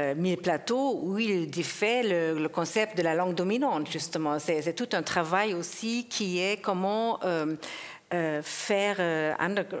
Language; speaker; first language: French; non-native, fluent; German